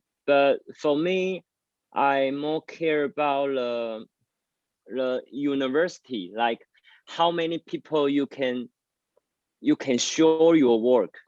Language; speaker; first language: English; non-native, learner; Chinese